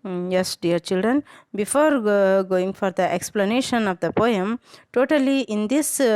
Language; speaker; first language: English; non-native, local second language; Kannada